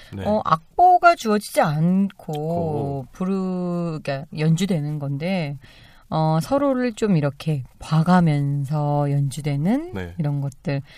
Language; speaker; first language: Korean; native; Korean